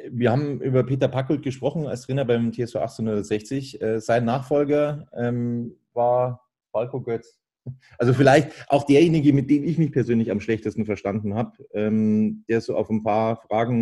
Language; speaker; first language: German; native; German